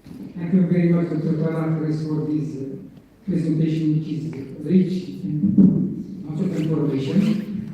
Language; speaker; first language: English; non-native, fluent; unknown